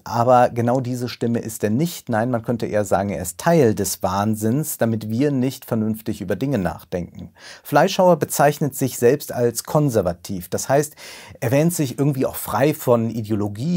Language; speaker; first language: German; native; German